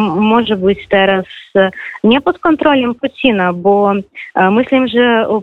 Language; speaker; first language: Polish; non-native, fluent; Russian